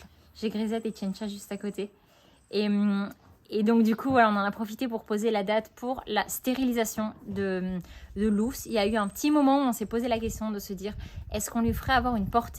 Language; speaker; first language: French; native; French